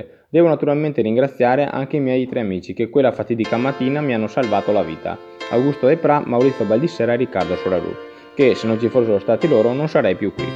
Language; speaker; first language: Italian; native; Italian